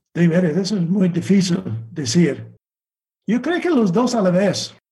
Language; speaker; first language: Spanish; non-native, fluent; English